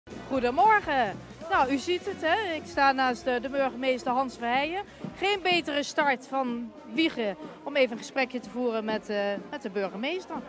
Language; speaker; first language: Dutch; native; Dutch